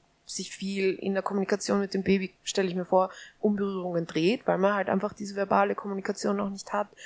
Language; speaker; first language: German; native; German